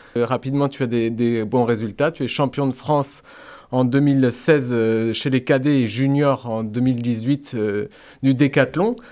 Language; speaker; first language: French; native; French